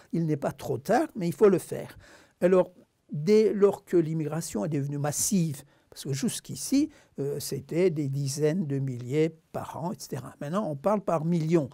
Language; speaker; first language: French; non-native, fluent; Turkish